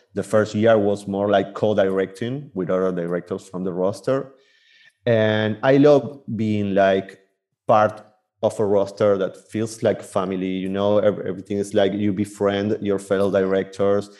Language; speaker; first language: English; non-native, fluent; Spanish